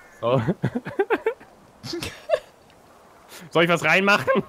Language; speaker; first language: German; native; German